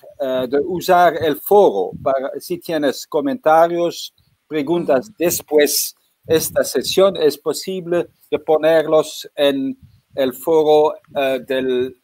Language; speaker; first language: Spanish; non-native, fluent; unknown